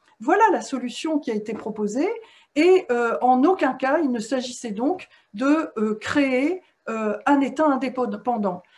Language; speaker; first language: French; native; French